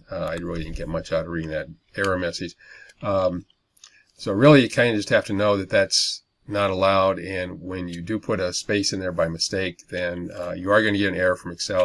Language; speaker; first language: English; native; English